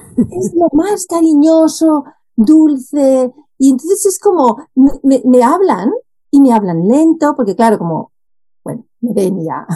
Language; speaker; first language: Spanish; native; Spanish